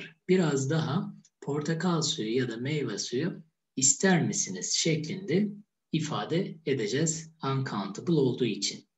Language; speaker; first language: Turkish; native; Turkish